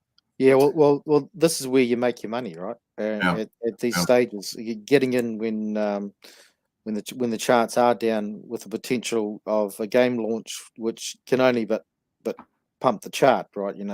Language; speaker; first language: English; native; English